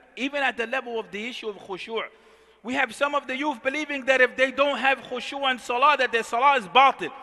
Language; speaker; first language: English; native; English